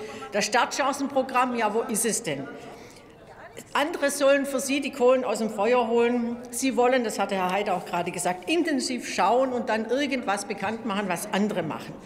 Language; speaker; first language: German; native; German